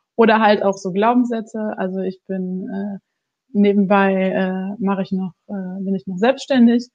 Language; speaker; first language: German; native; German